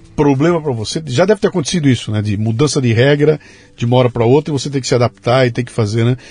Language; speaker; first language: Portuguese; native; Portuguese